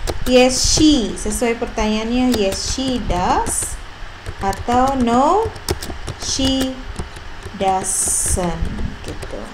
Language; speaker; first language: English; non-native, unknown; Indonesian